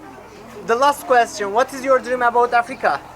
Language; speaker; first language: English; non-native, learner; Turkish